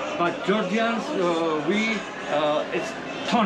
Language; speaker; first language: English; non-native, learner; Georgian